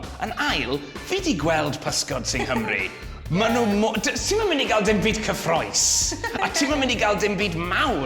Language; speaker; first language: Welsh; native; Welsh